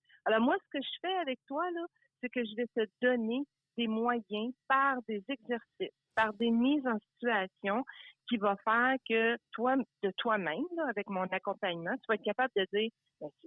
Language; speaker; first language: French; native; French